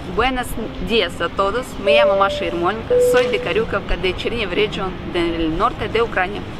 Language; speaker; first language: Spanish; non-native, learner; Ukrainian